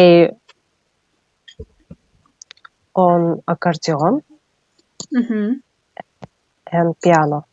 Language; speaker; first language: English; non-native, learner; Russian